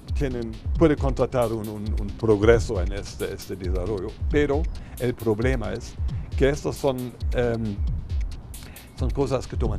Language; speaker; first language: Spanish; non-native, fluent; German